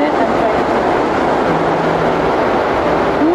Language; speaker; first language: English; non-native, learner; Indonesian